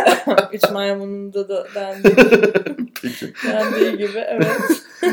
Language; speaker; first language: Turkish; native; Turkish